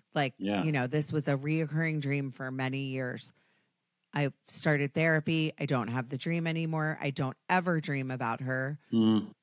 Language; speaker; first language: English; native; English